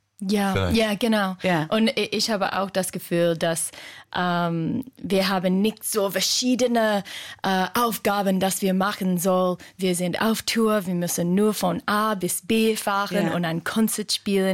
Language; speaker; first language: German; non-native, learner; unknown